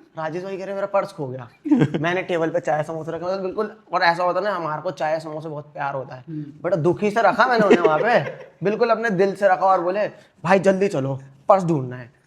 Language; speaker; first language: Hindi; native; Hindi